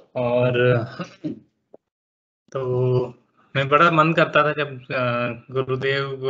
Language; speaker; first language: Hindi; native; Hindi